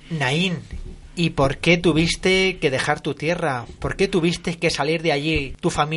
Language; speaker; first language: Spanish; native; Spanish